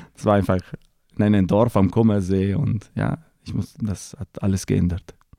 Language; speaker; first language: German; non-native, fluent; Italian